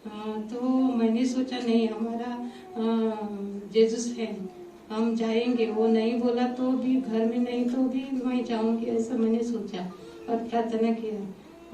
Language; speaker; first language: Hindi; non-native, local second language; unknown